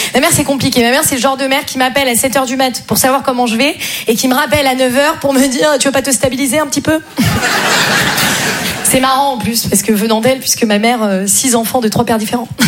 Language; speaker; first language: French; native; French